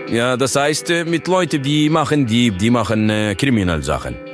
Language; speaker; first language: German; non-native, fluent; French